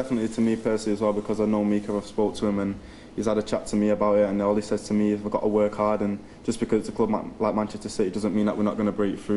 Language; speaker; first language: English; native; English